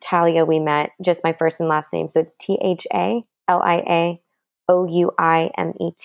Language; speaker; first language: English; non-native, fluent; French